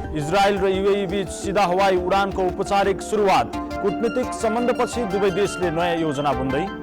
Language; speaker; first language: Nepali; native; Nepali